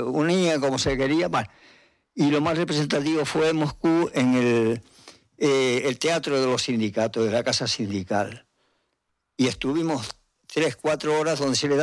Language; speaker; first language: Spanish; native; Spanish